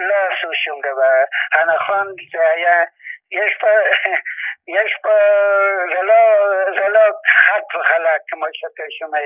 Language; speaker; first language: Hebrew; non-native, fluent; Yiddish